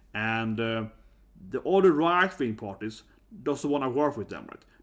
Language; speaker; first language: English; non-native, fluent; Swedish